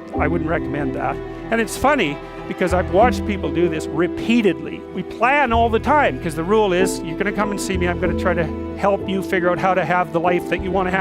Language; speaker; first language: English; native; English